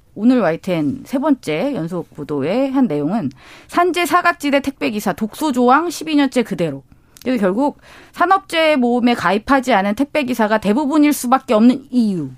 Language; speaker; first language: Korean; native; Korean